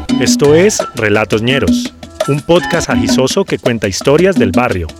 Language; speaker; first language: Spanish; native; Spanish